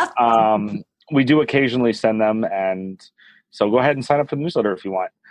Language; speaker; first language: English; native; English